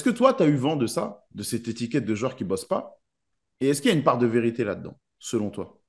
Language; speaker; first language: French; native; French